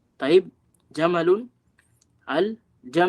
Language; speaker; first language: Arabic; non-native, fluent; Filipino